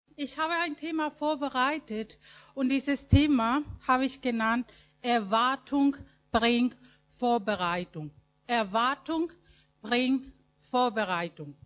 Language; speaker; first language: German; non-native, fluent; Spanish